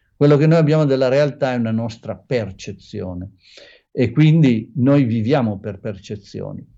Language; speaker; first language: Italian; native; Italian